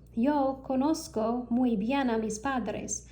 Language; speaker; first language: Spanish; non-native, learner; English